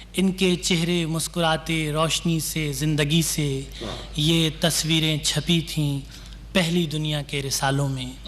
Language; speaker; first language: Urdu; native; Urdu